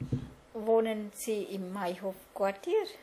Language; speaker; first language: German; non-native, learner; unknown